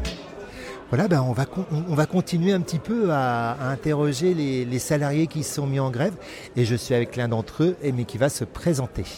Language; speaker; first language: French; native; French